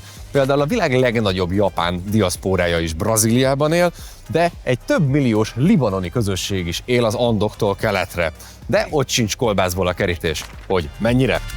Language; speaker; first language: Hungarian; native; Hungarian